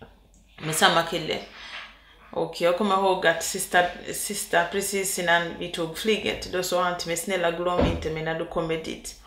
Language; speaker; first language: Swedish; non-native, fluent; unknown